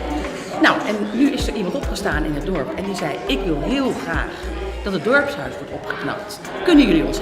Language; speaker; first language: Dutch; native; Dutch